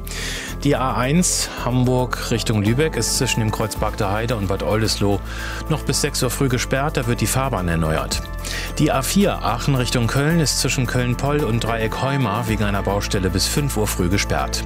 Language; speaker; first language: German; native; German